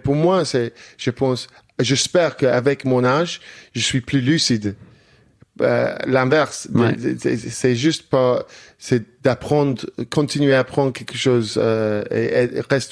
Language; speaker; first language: French; non-native, learner; English